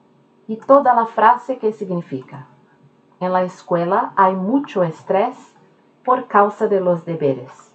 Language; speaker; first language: Spanish; non-native, fluent; Norwegian